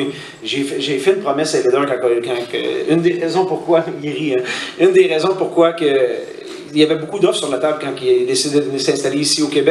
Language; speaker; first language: French; native; French